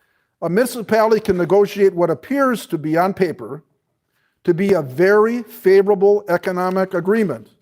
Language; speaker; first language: English; native; English